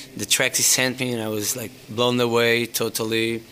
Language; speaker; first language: English; non-native, fluent; Portuguese